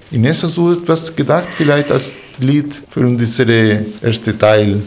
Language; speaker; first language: German; non-native, fluent; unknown